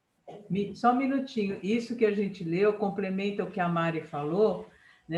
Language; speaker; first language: Portuguese; native; Portuguese